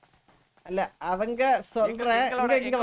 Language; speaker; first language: Tamil; non-native, learner; Malayalam